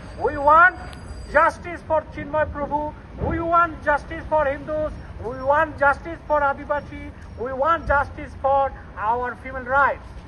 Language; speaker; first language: English; non-native, local second language; Bangla